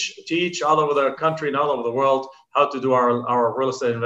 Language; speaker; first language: English; non-native, fluent; German